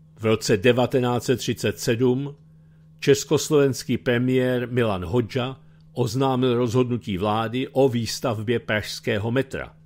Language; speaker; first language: Czech; native; Czech